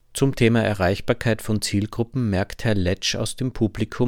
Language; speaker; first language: German; native; German